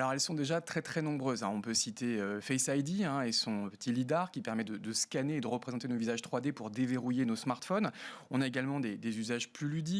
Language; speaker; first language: French; native; French